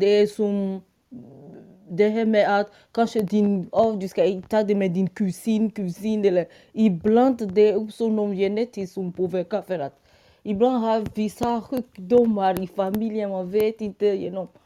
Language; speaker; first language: Swedish; non-native, fluent; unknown